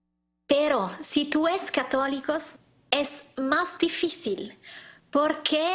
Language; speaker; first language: Spanish; non-native, learner; Italian